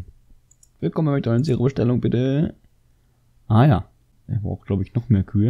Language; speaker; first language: German; native; German